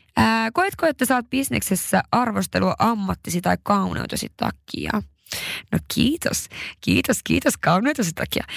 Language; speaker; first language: Finnish; early bilingual, heritage; Finnish